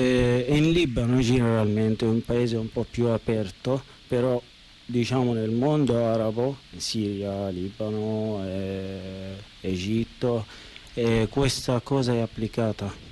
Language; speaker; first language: Italian; non-native, learner; Arabic